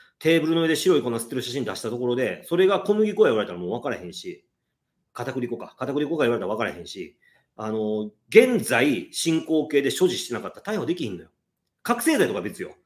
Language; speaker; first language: Japanese; native; Japanese